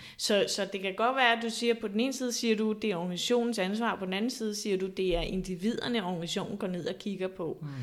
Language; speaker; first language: Danish; native; Danish